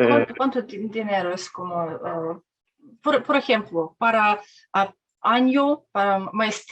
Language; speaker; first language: Spanish; non-native, learner; Russian